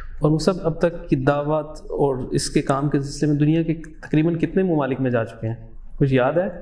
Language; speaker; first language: Urdu; native; Urdu